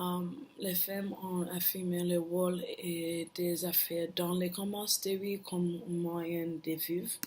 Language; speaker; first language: French; non-native, learner; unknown